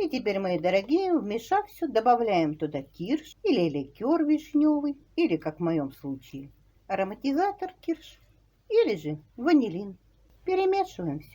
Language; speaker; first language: Russian; native; Russian